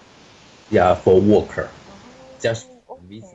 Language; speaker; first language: English; non-native, learner; Chinese